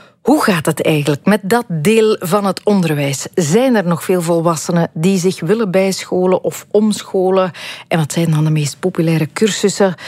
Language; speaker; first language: Dutch; native; Dutch